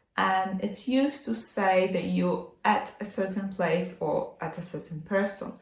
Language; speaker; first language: English; non-native, fluent; Polish